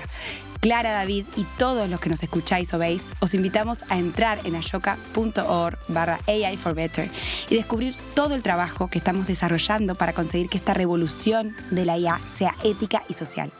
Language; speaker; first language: Spanish; native; Spanish